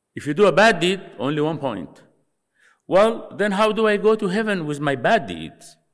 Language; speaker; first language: English; non-native, fluent; Arabic